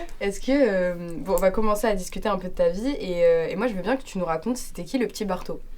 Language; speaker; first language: French; early bilingual, other home language; Arabic